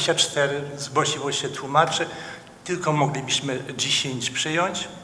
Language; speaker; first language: Polish; non-native, fluent; Dutch